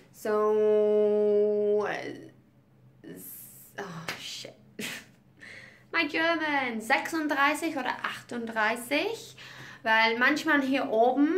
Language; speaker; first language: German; non-native, learner; English